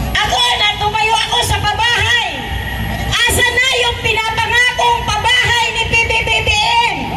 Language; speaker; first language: Filipino; non-native, local second language; Waray